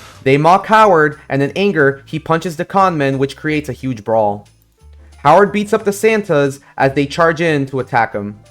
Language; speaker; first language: English; native; English